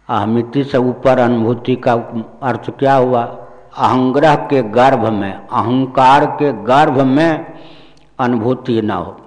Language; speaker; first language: Hindi; non-native, local second language; Maithili